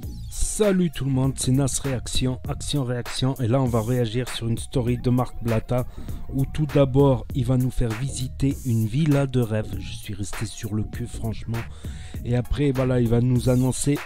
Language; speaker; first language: French; native; French